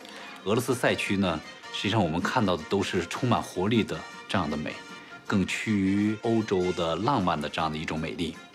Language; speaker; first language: Chinese; native; Chinese